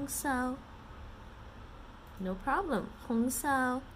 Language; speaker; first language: Vietnamese; non-native, learner; English